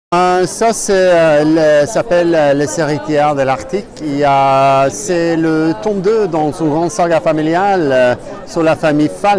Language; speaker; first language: French; non-native, fluent; Norwegian